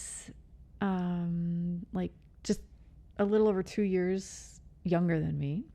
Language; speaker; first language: English; native; English